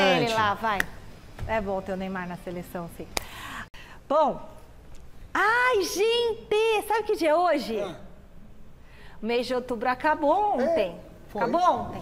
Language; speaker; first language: Portuguese; native; Portuguese